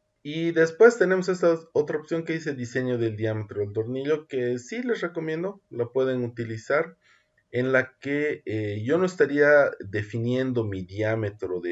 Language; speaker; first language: Spanish; native; Spanish